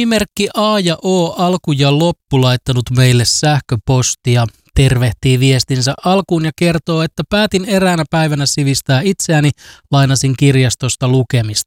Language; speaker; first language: Finnish; native; Finnish